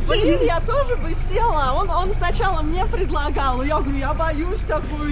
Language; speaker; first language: Russian; native; Russian